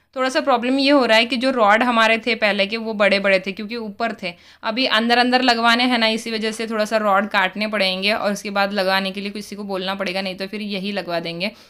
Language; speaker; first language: Hindi; native; Hindi